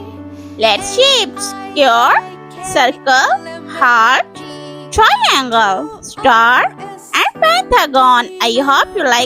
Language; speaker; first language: English; non-native, learner; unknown